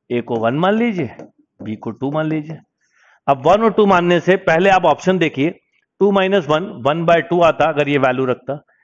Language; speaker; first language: Hindi; native; Hindi